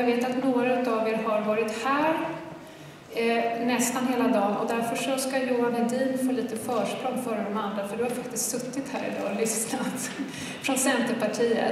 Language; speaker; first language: Swedish; native; Swedish